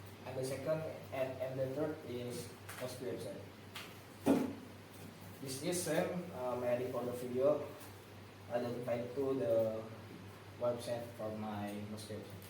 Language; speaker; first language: English; non-native, learner; Indonesian